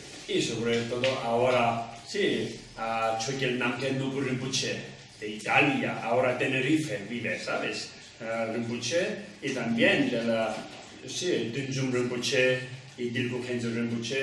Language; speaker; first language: Spanish; non-native, learner; Tibetan